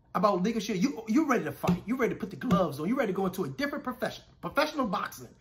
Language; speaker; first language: English; native; English